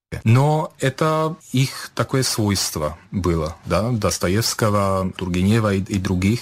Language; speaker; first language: Russian; non-native, fluent; Czech